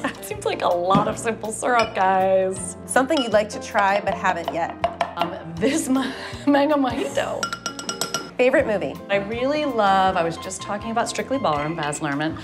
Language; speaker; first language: English; native; English